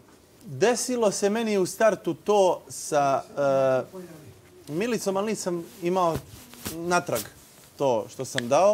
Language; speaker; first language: Serbian; native; Serbian